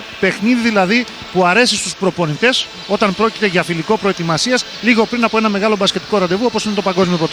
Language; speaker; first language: Greek; native; Greek